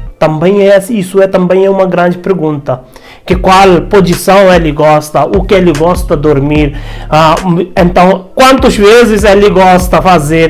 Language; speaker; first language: Portuguese; non-native, learner; Hindi